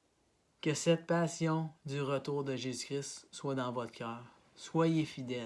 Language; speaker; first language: French; native; French